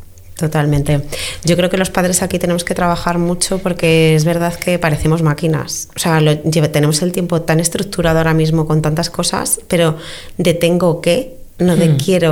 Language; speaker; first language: Spanish; native; Spanish